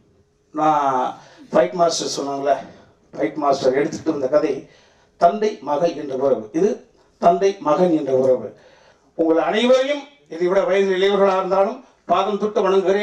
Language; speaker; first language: Tamil; native; Tamil